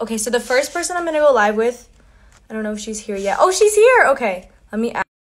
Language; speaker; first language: English; early bilingual, other home language; Spanish